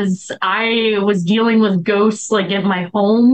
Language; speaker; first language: English; native; English